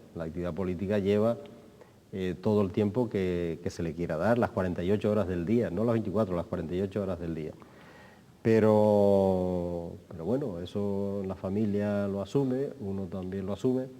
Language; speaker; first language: Spanish; native; Spanish